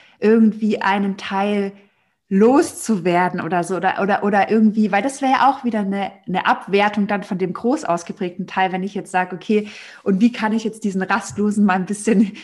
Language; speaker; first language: German; native; German